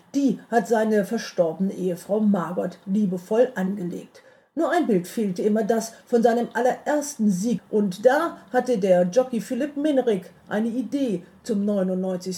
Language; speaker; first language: German; native; German